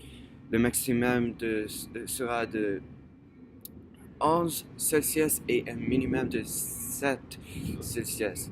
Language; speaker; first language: French; non-native, fluent; English